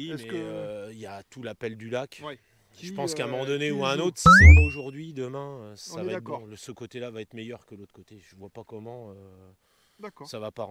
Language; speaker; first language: French; native; French